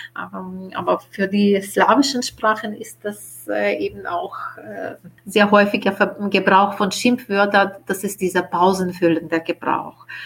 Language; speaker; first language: German; non-native, fluent; Ukrainian